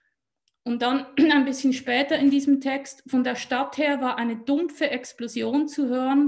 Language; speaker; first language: German; native; German